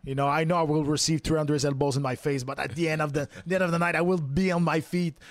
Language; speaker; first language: English; non-native, fluent; French